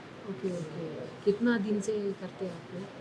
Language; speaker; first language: Hindi; non-native, local second language; Telugu